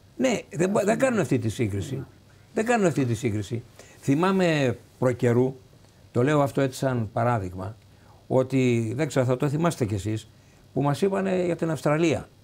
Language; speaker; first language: Greek; native; Greek